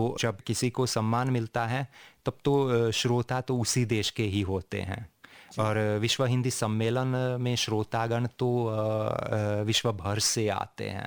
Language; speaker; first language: Hindi; non-native, fluent; Hungarian